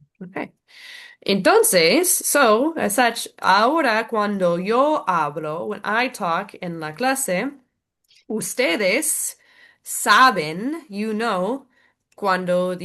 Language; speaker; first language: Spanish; non-native, fluent; English